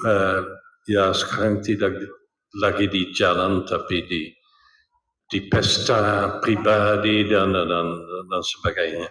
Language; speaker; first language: Indonesian; non-native, fluent; Dutch